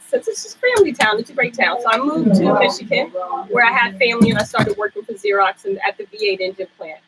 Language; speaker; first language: English; native; English